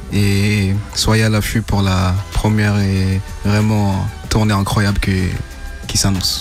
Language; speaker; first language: French; non-native, fluent; English